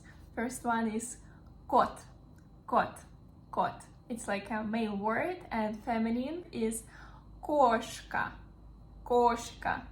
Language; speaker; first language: English; non-native, learner; Russian